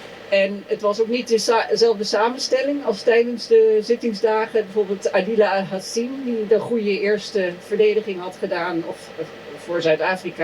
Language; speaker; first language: Dutch; native; Dutch